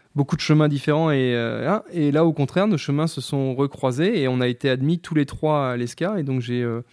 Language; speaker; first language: French; native; French